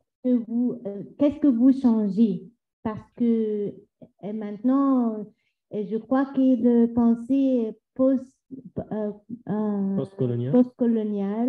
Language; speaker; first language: French; non-native, learner; Arabic